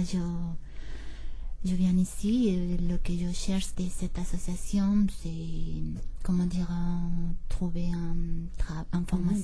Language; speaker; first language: French; non-native, learner; Spanish